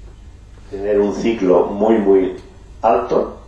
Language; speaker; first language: Spanish; native; Spanish